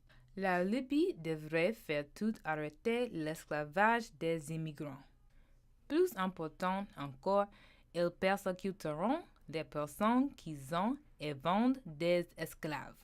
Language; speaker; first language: French; non-native, learner; English